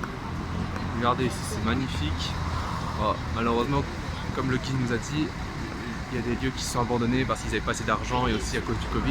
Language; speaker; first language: French; native; French